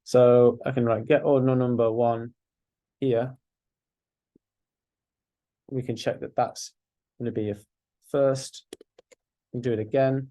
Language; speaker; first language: English; native; English